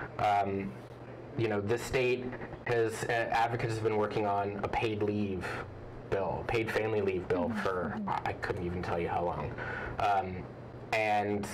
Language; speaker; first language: English; native; English